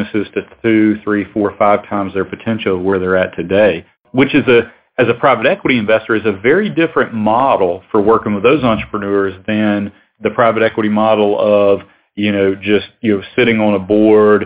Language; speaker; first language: English; native; English